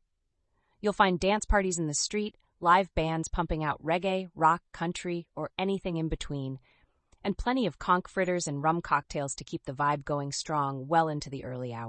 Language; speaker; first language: English; native; English